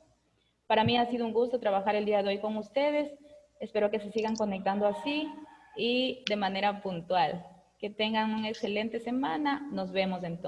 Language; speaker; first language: Spanish; native; Spanish